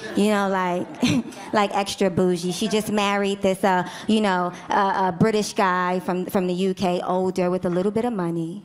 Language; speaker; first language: English; native; English